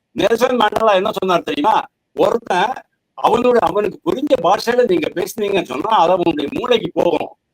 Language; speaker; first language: Tamil; native; Tamil